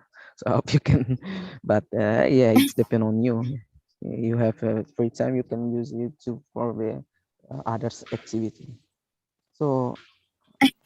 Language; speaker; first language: English; non-native, learner; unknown